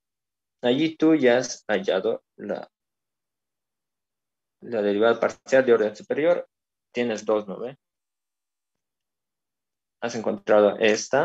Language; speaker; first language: Spanish; native; Spanish